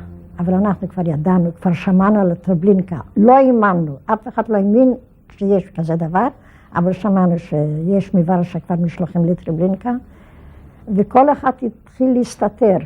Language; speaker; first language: Hebrew; non-native, fluent; Polish